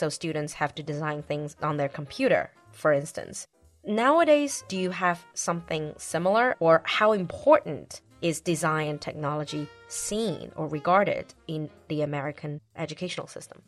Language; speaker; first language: English; non-native, fluent; Chinese